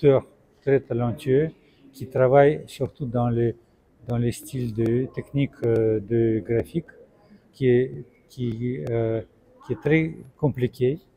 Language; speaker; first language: French; non-native, fluent; Russian